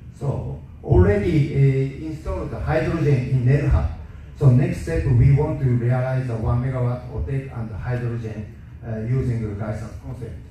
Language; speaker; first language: English; non-native, learner; Japanese